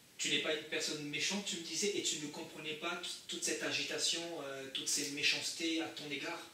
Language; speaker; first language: French; native; French